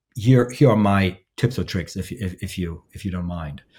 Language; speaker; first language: English; non-native, fluent; German